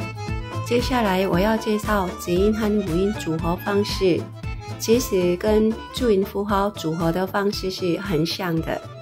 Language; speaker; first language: Chinese; non-native, fluent; Korean